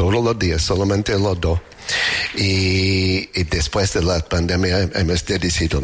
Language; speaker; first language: Spanish; non-native, fluent; English